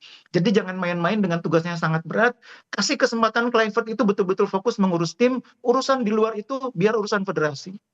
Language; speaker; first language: Indonesian; native; Indonesian